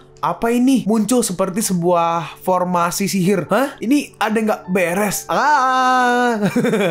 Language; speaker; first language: Indonesian; native; Indonesian